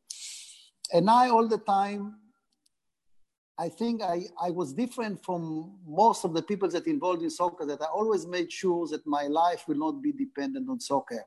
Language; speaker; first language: English; non-native, fluent; Hebrew